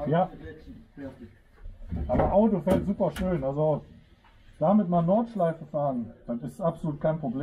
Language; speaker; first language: German; native; German